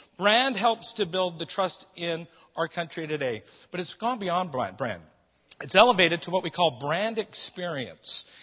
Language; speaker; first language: English; native; English